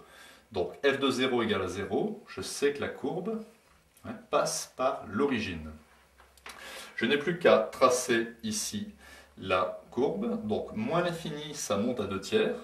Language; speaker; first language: French; native; French